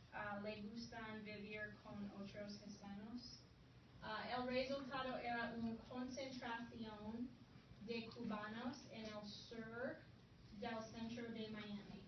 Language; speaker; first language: Spanish; non-native, fluent; English